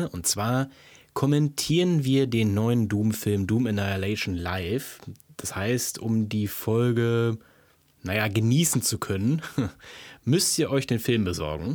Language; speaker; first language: German; native; German